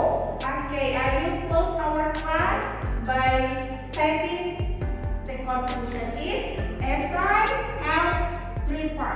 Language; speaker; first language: English; non-native, fluent; Indonesian